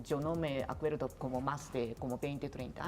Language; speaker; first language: Spanish; non-native, learner; Japanese